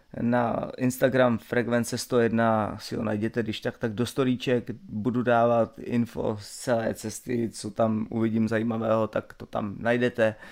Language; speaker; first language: Czech; native; Czech